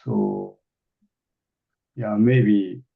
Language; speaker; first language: English; non-native, fluent; Japanese